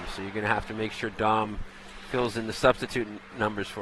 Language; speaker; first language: English; native; English